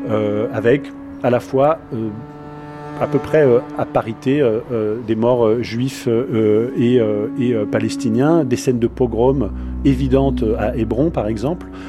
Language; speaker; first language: French; native; French